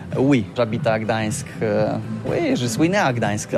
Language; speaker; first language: French; non-native, learner; Polish